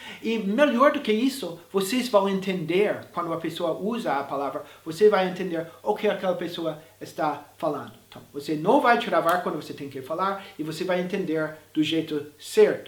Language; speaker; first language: Portuguese; non-native, fluent; English